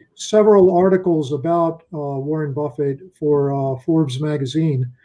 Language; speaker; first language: English; native; English